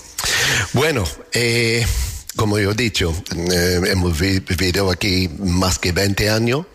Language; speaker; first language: Spanish; non-native, learner; English